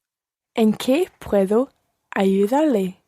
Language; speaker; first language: Spanish; non-native, learner; English